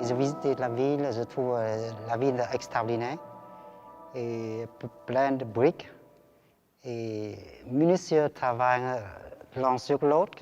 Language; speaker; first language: French; non-native, learner; Vietnamese